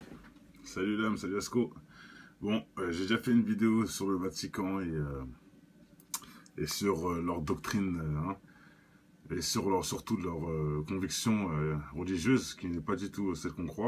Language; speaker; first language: French; native; French